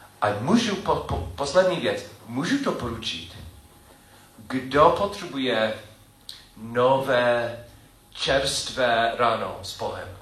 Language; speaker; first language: Czech; non-native, learner; English